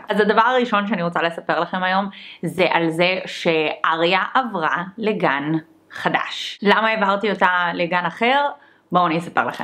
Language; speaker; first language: Hebrew; early bilingual, other home language; English